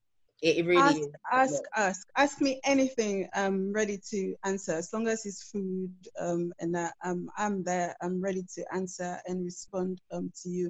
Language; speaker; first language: English; non-native, local second language; Krio